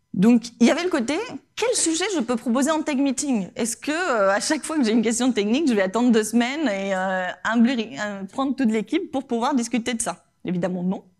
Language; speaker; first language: French; non-native, fluent; Spanish